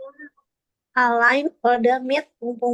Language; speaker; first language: German; non-native, learner; Indonesian